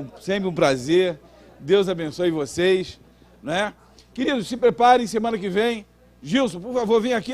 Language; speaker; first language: Portuguese; native; Portuguese